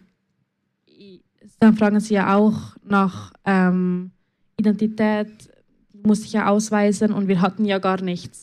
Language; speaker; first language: German; early bilingual, other home language; Spanish